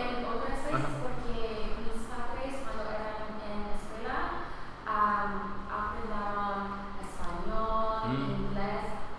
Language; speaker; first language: Spanish; early bilingual, heritage; Spanish